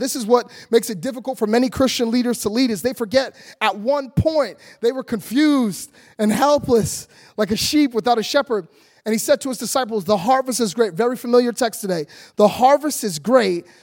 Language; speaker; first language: English; native; English